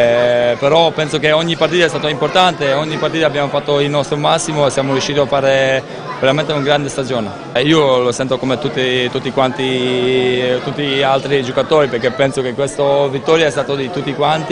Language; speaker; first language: Italian; non-native, fluent; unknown